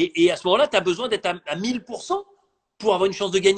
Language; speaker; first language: French; native; French